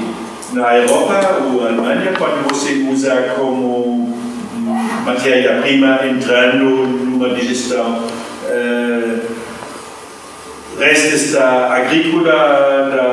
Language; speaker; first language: Portuguese; non-native, fluent; German